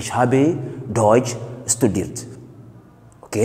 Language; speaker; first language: German; non-native, fluent; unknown